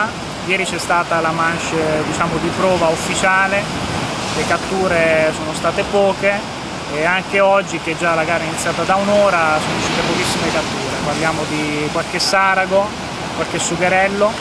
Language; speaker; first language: Italian; native; Italian